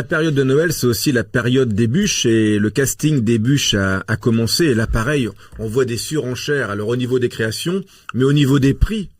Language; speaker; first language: French; native; French